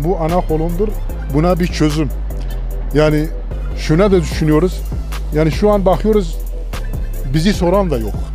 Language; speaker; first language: Turkish; non-native, local second language; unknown